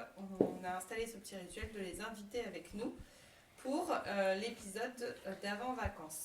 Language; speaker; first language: French; native; French